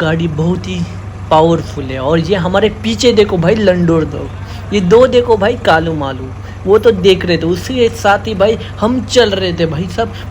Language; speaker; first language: Hindi; non-native, local second language; Marathi